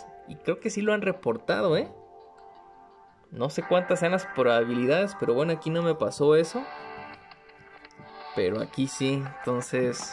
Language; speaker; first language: Spanish; native; Spanish